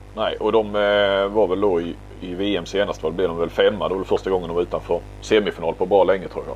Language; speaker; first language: Swedish; native; Swedish